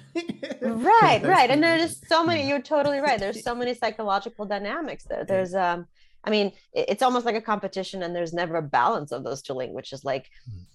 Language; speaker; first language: English; early bilingual, other home language; Russian